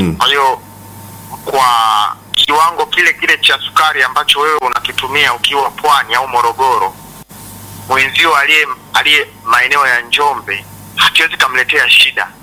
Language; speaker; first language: Swahili; native; Swahili